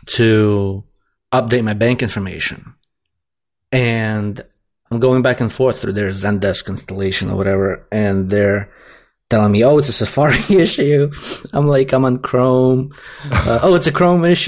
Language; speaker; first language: English; non-native, fluent; Russian